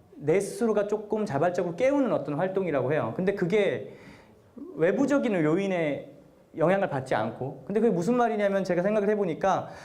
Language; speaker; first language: Korean; native; Korean